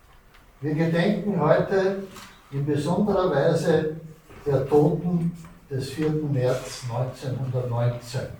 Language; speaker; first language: German; native; German